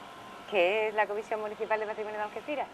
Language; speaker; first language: Spanish; native; Spanish